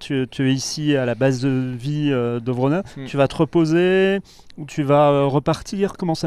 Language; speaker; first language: French; native; French